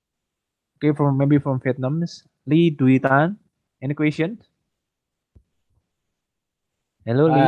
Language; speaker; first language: English; non-native, fluent; Indonesian